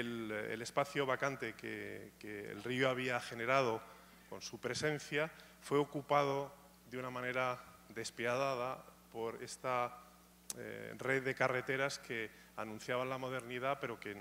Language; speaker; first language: Spanish; native; Spanish